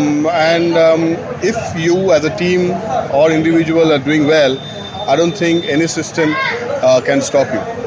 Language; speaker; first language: English; non-native, local second language; Bangla